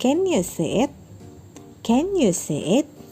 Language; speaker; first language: English; non-native, fluent; Indonesian